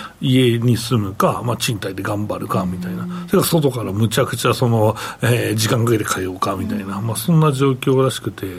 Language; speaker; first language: Japanese; native; Japanese